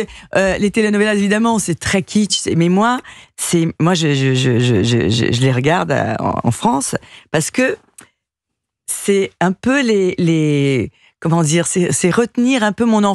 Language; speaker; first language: French; early bilingual, other home language; Portuguese